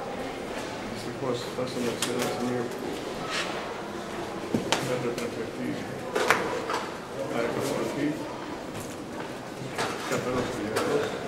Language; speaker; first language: Greek; non-native, fluent; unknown